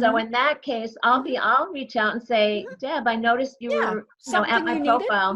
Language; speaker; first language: English; native; English